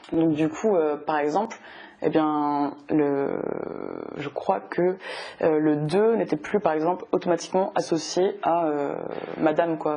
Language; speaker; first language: French; native; French